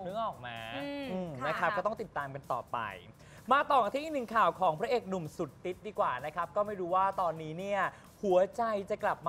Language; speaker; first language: Thai; native; Thai